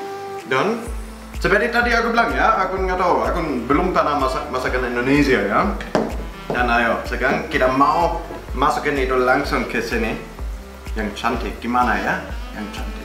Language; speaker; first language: Indonesian; non-native, fluent; German